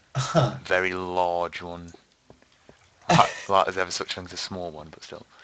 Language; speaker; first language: English; native; English